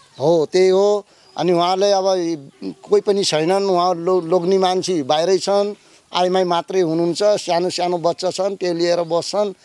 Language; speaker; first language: Nepali; non-native, local second language; Rana Tharu